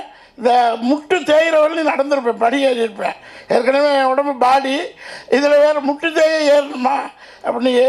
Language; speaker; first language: Tamil; native; Tamil